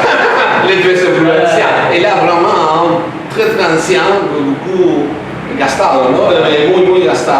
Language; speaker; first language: French; non-native, learner; Spanish